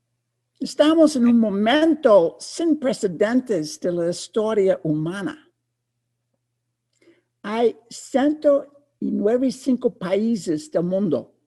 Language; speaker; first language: Spanish; non-native, fluent; English